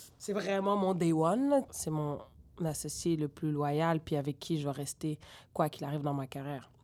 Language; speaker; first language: French; native; French